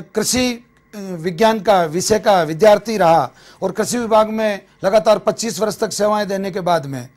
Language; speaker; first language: Hindi; native; Hindi